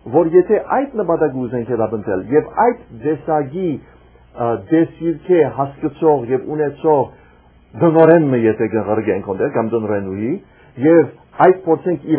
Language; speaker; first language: Armenian; early bilingual, heritage; Armenian